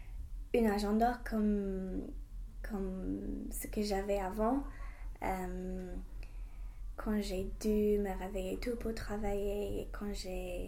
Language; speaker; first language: French; non-native, fluent; English